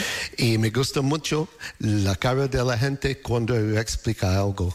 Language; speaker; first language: Spanish; non-native, fluent; English